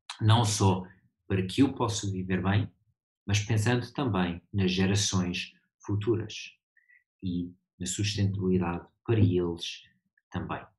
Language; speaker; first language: Portuguese; early bilingual, heritage; Portuguese